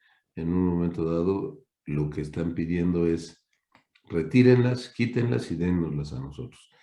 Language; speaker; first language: Spanish; native; Spanish